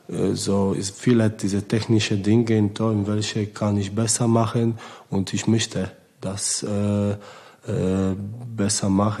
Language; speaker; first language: German; non-native, learner; Polish